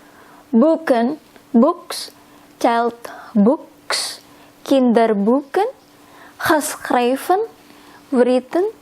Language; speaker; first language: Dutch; non-native, learner; Indonesian